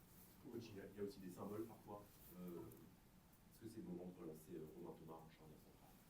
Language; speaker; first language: French; native; French